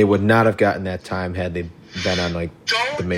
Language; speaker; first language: English; native; English